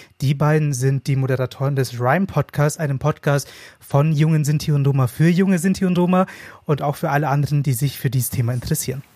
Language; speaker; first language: German; early bilingual, other home language; Vietnamese